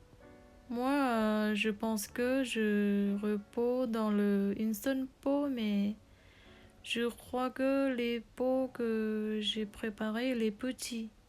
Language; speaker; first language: French; non-native, learner; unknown